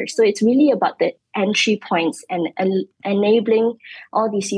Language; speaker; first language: English; non-native, local second language; Malay